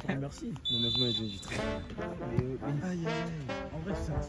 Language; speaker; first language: French; native; French